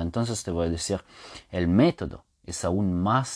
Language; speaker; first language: Spanish; non-native, fluent; Italian